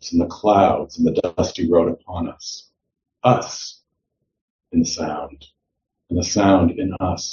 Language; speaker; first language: English; native; English